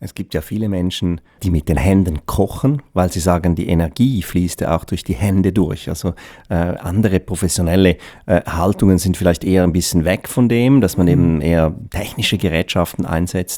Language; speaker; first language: German; native; German